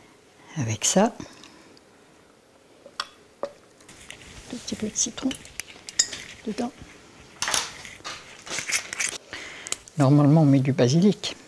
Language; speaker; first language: French; native; French